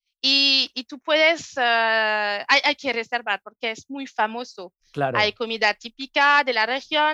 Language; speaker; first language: Spanish; non-native, learner; French